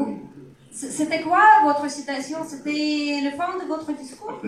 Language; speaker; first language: French; non-native, fluent; Russian